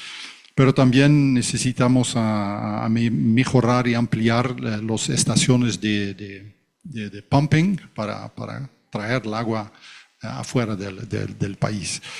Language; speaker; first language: Spanish; non-native, fluent; Dutch